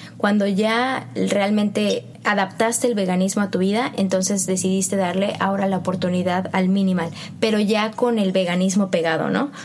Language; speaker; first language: Spanish; native; Spanish